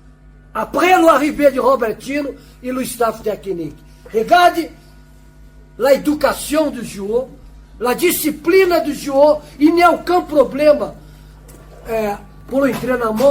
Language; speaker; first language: French; non-native, fluent; Portuguese